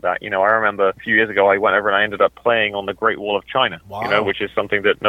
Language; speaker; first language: English; native; English